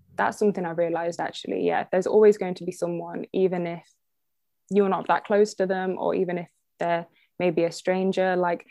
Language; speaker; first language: English; native; English